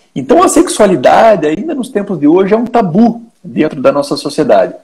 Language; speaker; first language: Portuguese; native; Portuguese